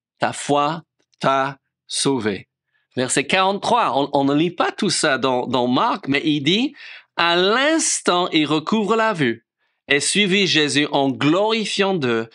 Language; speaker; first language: French; non-native, fluent; English